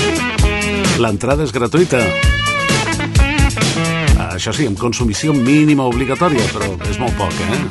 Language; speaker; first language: Catalan; native; Catalan